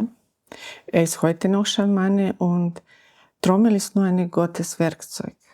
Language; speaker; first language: German; non-native, learner; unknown